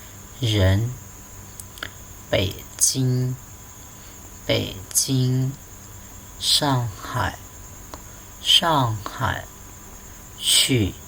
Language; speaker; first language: Chinese; non-native, fluent; Hmong